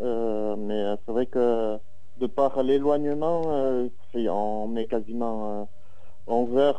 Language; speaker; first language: French; native; French